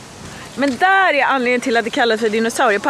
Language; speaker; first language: Swedish; native; Swedish